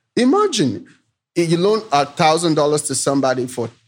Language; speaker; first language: English; non-native, local second language; Yoruba